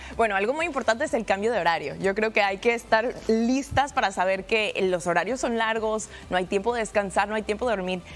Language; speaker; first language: Spanish; early bilingual, heritage; Spanish